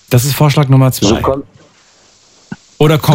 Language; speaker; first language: German; native; German